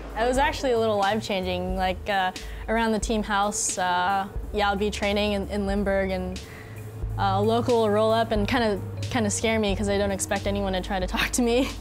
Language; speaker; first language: English; native; English